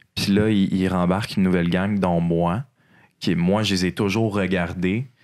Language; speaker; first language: French; native; French